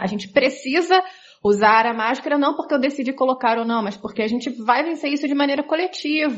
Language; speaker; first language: Portuguese; native; Portuguese